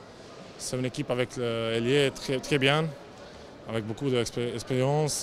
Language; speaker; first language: French; non-native, learner; Croatian